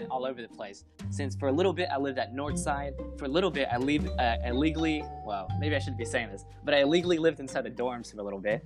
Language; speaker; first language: English; native; English